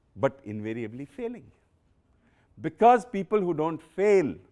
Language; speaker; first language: English; non-native, local second language; Punjabi